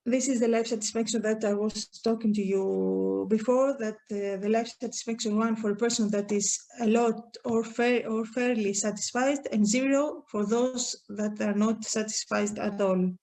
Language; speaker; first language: English; non-native, fluent; Greek